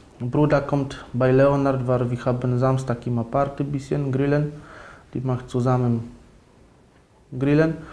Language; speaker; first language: German; non-native, learner; Polish